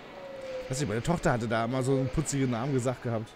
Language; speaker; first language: German; native; German